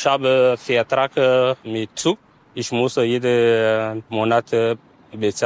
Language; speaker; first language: German; non-native, learner; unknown